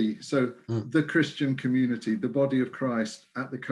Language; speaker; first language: English; native; English